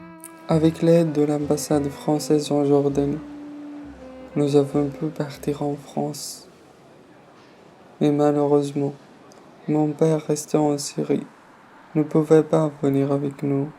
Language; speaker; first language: French; non-native, fluent; Arabic